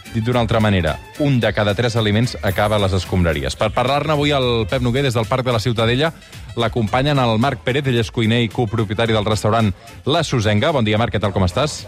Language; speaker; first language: Catalan; native; Catalan